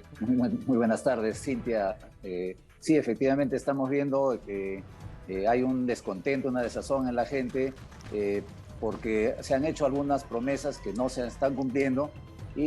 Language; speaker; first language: Spanish; native; Spanish